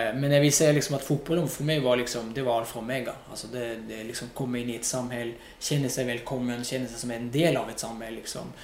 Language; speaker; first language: Swedish; non-native, fluent; Riffian